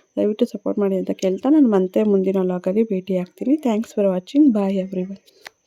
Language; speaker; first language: Kannada; non-native, local second language; Tamil